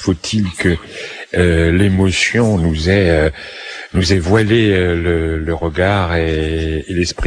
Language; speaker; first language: French; native; French